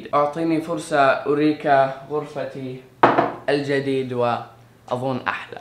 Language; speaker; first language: Arabic; early bilingual, heritage; Arabic